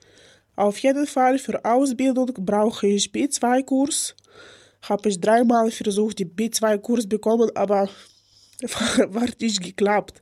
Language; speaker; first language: German; non-native, learner; Ukrainian